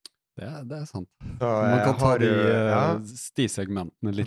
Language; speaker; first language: Norwegian; native; Norwegian